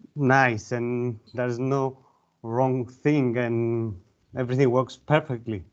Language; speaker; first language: English; non-native, fluent; Greek